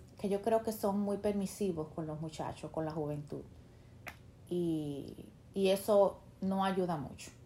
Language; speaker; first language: Spanish; native; Spanish